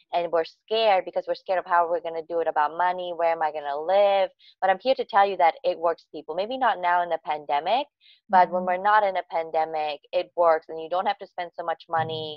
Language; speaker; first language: English; native; English